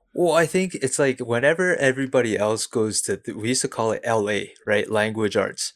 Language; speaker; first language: English; early bilingual, other home language; Cantonese